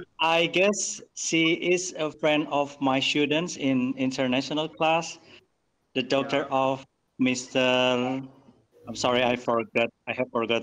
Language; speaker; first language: English; non-native, learner; Indonesian